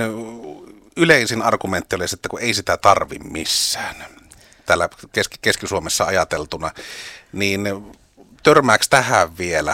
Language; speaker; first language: Finnish; native; Finnish